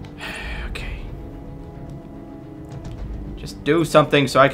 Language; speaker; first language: English; native; English